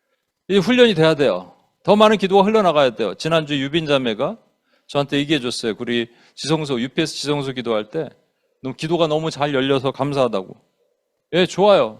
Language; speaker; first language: Korean; native; Korean